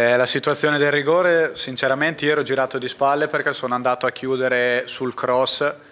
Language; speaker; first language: Italian; native; Italian